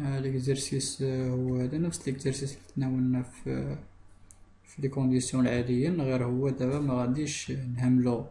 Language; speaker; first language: Arabic; native; Arabic